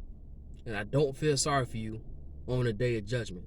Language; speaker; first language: English; native; English